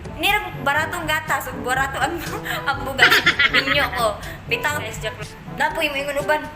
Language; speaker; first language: Cebuano; native; Cebuano